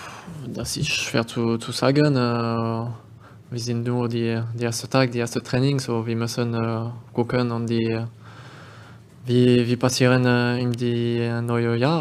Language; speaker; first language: German; non-native, learner; French